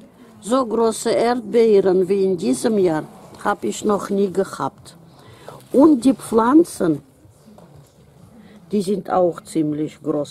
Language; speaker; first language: German; non-native, learner; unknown